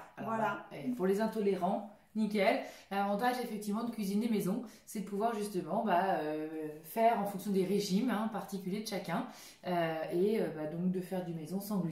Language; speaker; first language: French; native; French